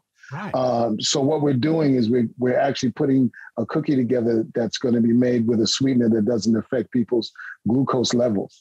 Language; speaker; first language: English; native; English